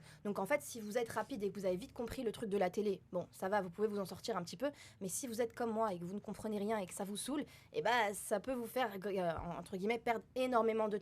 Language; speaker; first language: French; native; French